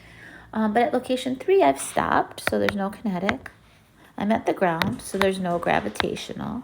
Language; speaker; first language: English; native; English